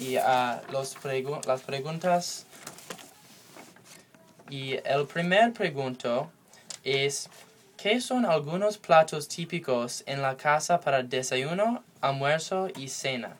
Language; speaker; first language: Spanish; non-native, learner; English